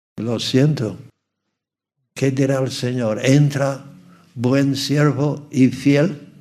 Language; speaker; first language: Spanish; non-native, fluent; English